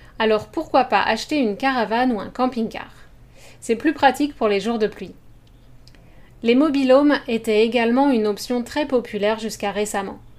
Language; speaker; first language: French; native; French